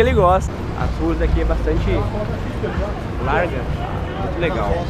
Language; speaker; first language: Portuguese; native; Portuguese